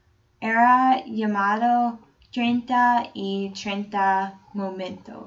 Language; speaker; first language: Spanish; non-native, learner; English